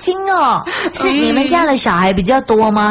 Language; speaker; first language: Chinese; native; Chinese